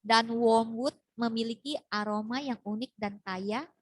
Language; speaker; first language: Indonesian; native; Indonesian